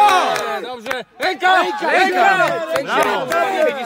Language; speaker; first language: Polish; native; Polish